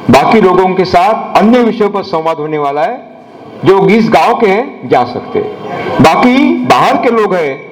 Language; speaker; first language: Hindi; non-native, local second language; Marathi